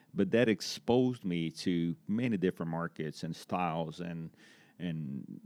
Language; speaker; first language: English; non-native, fluent; Portuguese